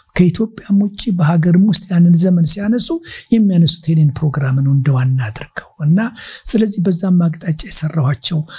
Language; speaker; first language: Amharic; native; Amharic